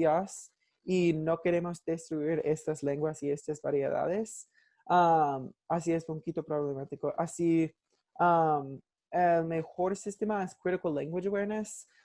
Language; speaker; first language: Spanish; non-native, learner; English